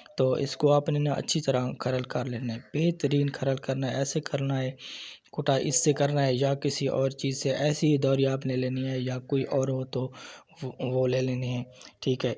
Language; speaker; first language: Urdu; non-native, local second language; Punjabi